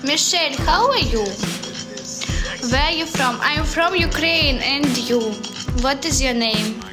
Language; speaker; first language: English; non-native, learner; Russian